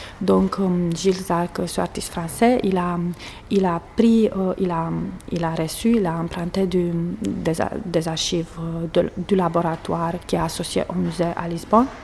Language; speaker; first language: French; non-native, fluent; Portuguese